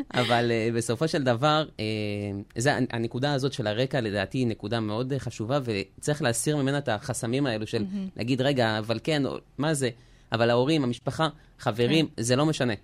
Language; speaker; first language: Hebrew; early bilingual, other home language; French